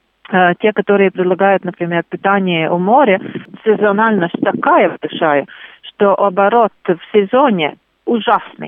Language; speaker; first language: Russian; non-native, local second language; Latvian